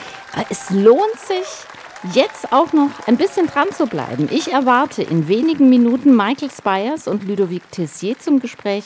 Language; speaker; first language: German; native; German